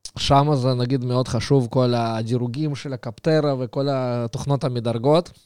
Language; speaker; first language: Hebrew; early bilingual, other home language; Russian